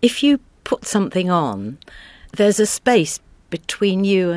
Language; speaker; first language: English; native; English